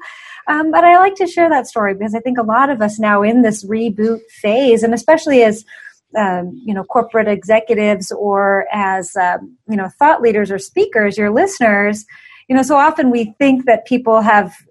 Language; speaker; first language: English; native; English